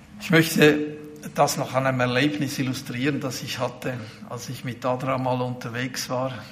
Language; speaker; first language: German; native; German